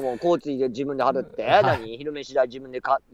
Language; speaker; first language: Japanese; native; Japanese